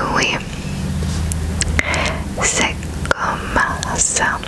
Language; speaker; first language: French; non-native, fluent; German